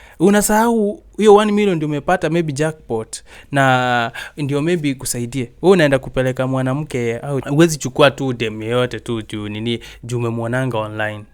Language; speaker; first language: Swahili; native; Swahili